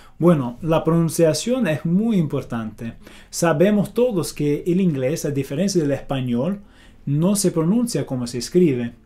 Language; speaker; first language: Spanish; non-native, fluent; English